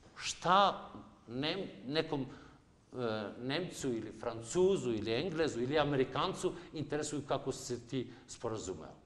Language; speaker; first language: Serbian; non-native, local second language; Albanian